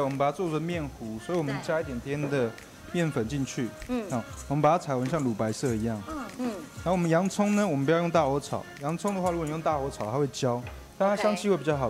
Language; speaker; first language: Chinese; native; Chinese